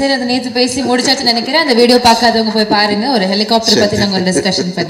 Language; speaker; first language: Tamil; native; Tamil